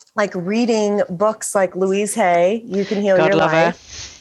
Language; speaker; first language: English; native; English